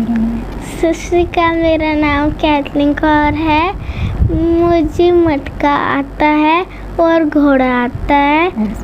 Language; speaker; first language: Hindi; non-native, local second language; Punjabi